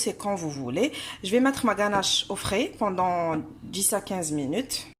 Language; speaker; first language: French; non-native, local second language; Arabic